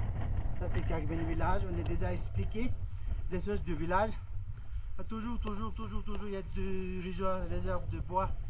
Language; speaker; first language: French; non-native, fluent; Nepali